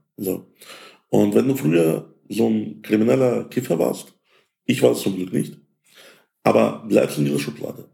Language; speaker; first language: German; early bilingual, other home language; Russian